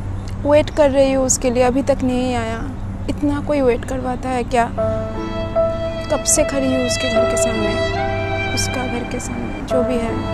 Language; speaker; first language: Hindi; non-native, local second language; Bangla